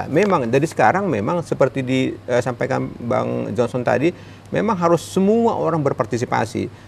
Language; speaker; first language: Indonesian; native; Indonesian